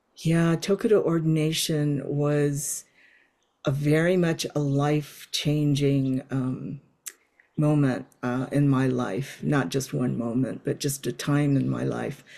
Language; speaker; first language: English; native; English